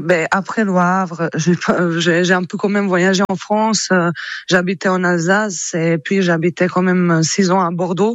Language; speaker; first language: French; non-native, fluent; Croatian